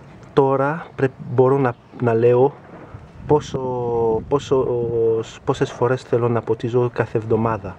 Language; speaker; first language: Greek; non-native, learner; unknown